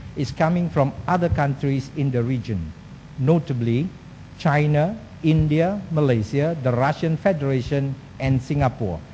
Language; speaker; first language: English; non-native, local second language; Malay